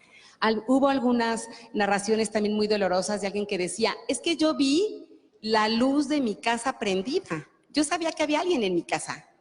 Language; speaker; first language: Spanish; native; Spanish